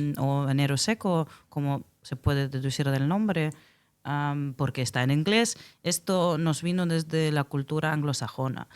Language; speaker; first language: Spanish; non-native, fluent; Russian